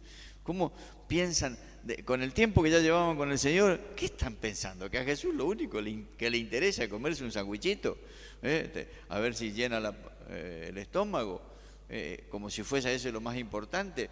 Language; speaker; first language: Spanish; native; Spanish